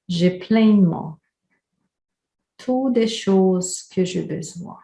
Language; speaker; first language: French; non-native, fluent; Ukrainian